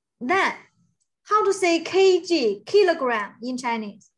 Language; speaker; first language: English; non-native, fluent; Chinese